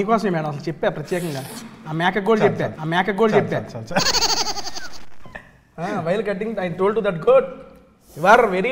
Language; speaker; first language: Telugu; native; Telugu